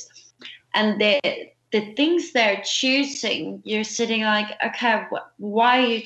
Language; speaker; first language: English; non-native, fluent; Danish